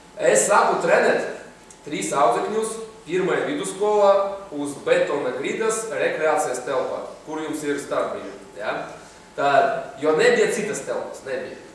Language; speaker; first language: Latvian; non-native, local second language; Russian